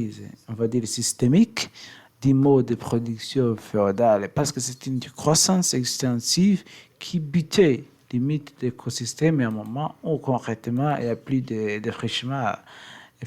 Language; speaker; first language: French; non-native, learner; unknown